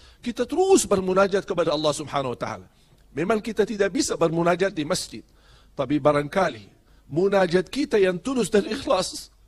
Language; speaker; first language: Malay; non-native, fluent; Arabic